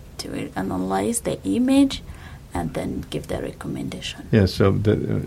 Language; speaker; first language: English; non-native, local second language; Kinyarwanda